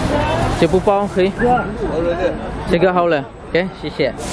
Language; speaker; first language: Chinese; non-native, learner; Indonesian